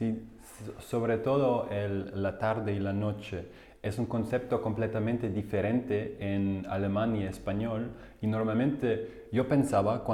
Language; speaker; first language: Spanish; non-native, fluent; German